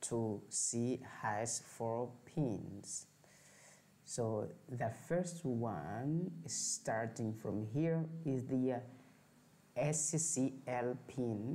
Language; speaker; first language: English; non-native, fluent; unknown